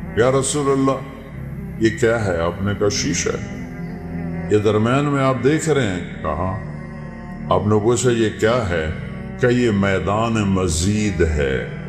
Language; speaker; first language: Urdu; non-native, local second language; Punjabi